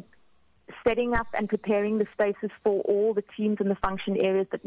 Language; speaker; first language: English; native; English